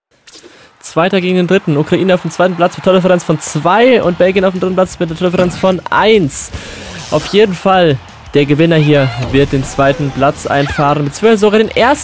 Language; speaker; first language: German; native; German